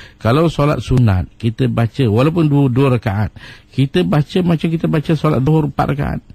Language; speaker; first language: Malay; native; Malay